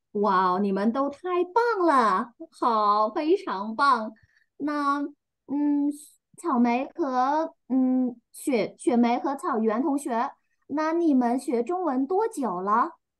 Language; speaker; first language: Chinese; non-native, fluent; Vietnamese